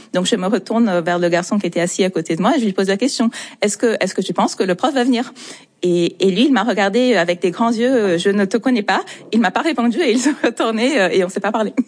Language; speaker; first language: French; non-native, fluent; Portuguese